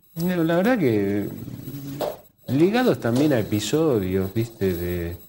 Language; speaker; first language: Spanish; native; Spanish